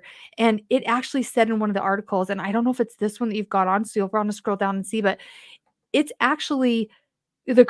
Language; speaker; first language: English; native; English